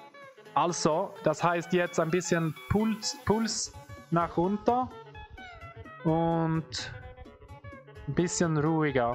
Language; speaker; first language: German; non-native, fluent; Swedish